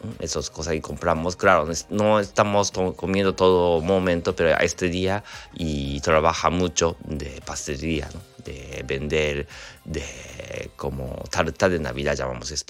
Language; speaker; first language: Spanish; non-native, learner; Japanese